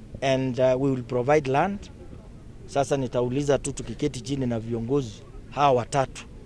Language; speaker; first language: Swahili; non-native, local second language; Kalenjin